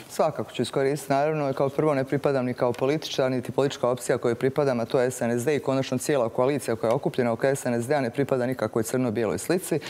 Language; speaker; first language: Serbian; native; Serbian